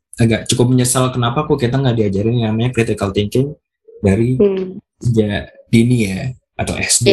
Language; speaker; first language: Indonesian; native; Indonesian